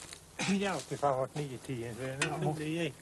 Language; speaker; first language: Swedish; native; Swedish